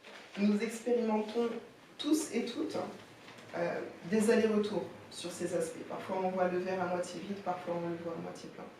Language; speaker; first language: French; native; French